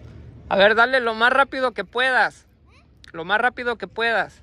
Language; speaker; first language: Spanish; native; Spanish